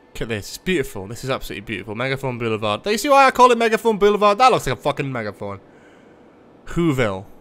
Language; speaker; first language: English; native; English